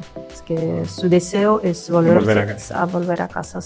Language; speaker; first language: Spanish; non-native, learner; Russian